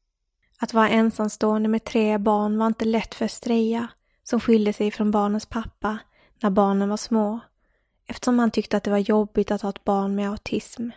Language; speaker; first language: Swedish; native; Swedish